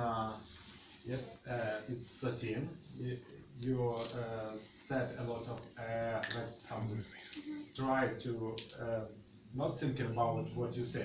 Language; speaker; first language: English; non-native, learner; Russian